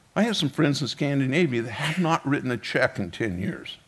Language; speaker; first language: English; native; English